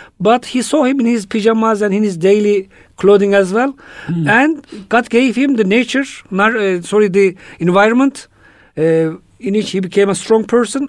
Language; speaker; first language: English; non-native, fluent; Turkish